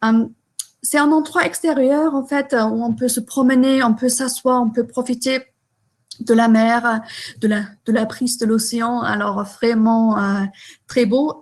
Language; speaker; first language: French; non-native, fluent; German